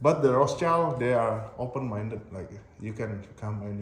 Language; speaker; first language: English; non-native, fluent; Indonesian